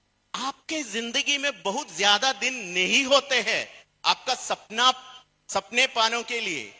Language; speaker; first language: Hindi; non-native, fluent; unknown